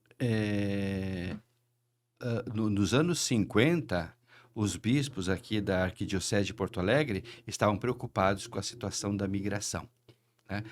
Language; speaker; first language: Portuguese; native; Portuguese